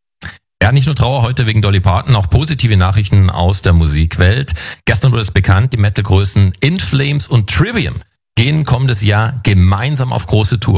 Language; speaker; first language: German; native; German